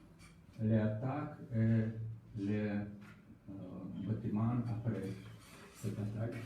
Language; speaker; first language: French; non-native, learner; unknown